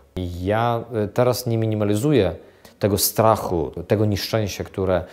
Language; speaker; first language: Polish; non-native, fluent; Ukrainian